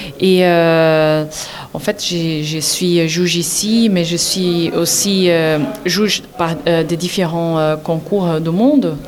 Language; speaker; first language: French; non-native, learner; Portuguese